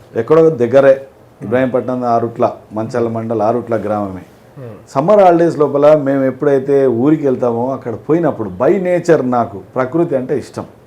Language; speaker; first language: Telugu; native; Telugu